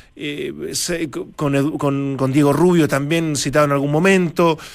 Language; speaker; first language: Spanish; native; Spanish